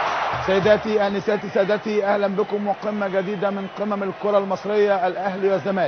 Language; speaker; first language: Arabic; native; Arabic